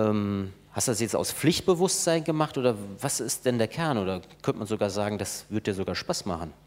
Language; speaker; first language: German; native; German